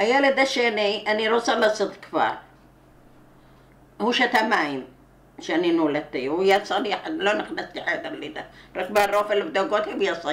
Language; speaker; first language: Hebrew; non-native, learner; Arabic